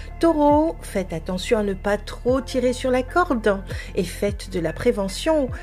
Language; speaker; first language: French; native; French